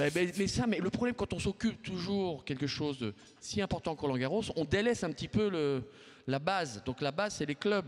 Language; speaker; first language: French; native; French